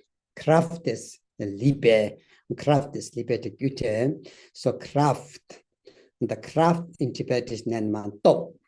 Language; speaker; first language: German; non-native, fluent; Tibetan